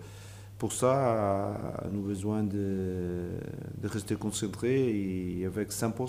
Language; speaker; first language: French; non-native, learner; Portuguese